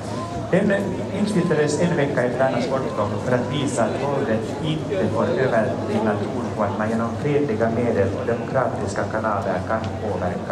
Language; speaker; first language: Swedish; native; Swedish